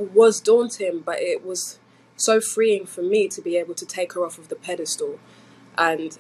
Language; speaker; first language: English; native; English